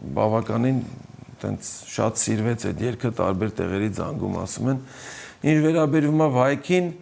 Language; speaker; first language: Armenian; early bilingual, heritage; Armenian